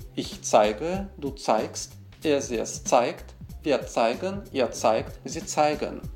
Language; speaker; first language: German; non-native, fluent; Russian